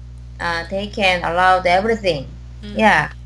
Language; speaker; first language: English; non-native, learner; Korean